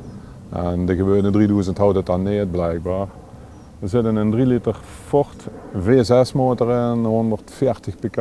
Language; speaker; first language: Dutch; native; Dutch